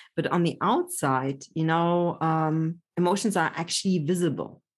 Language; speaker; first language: English; early bilingual, other home language; Polish